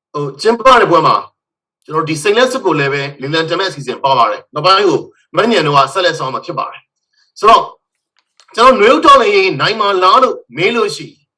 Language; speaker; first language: Burmese; native; Burmese